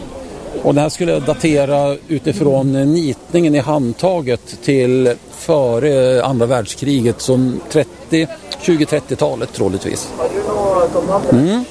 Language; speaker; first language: Swedish; native; Swedish